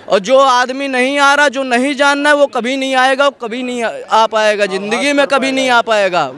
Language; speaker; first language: Hindi; native; Hindi